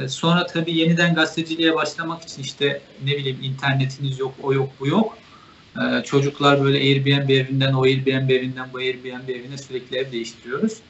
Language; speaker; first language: Turkish; native; Turkish